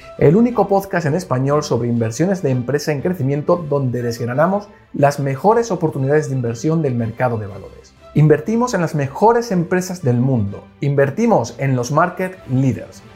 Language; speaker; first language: Spanish; native; Spanish